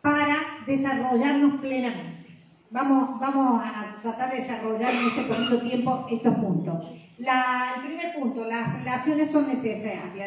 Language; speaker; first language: Spanish; native; Spanish